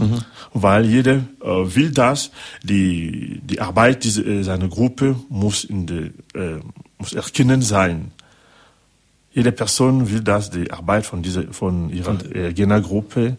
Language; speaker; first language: German; non-native, learner; French